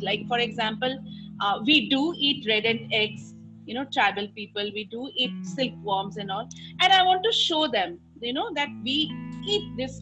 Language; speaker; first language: English; non-native, local second language; Assamese